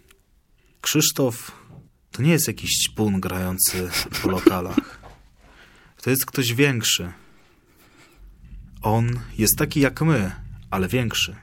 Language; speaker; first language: Polish; native; Polish